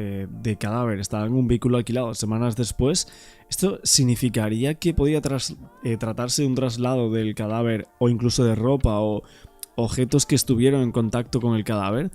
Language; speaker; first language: Spanish; native; Spanish